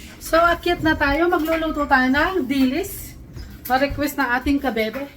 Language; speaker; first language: Filipino; native; Filipino